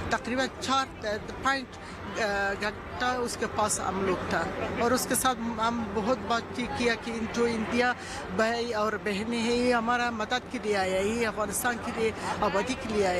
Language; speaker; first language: Hindi; non-native, learner; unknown